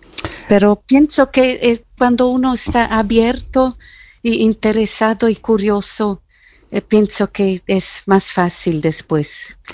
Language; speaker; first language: Spanish; non-native, fluent; German